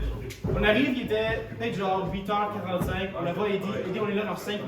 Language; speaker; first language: French; native; French